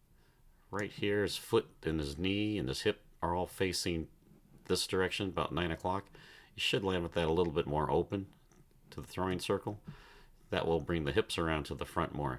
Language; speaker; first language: English; native; English